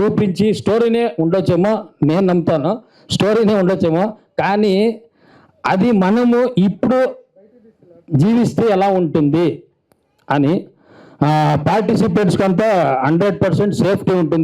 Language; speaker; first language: Telugu; non-native, local second language; Kannada